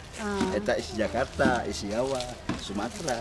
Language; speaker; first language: Russian; non-native, learner; Indonesian